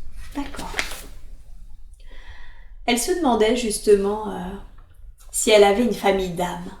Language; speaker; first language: French; native; French